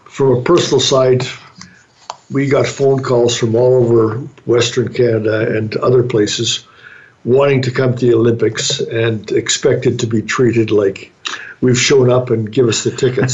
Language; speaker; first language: English; native; English